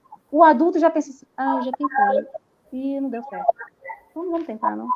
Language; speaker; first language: Portuguese; native; Portuguese